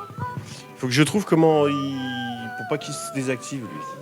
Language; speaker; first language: French; native; French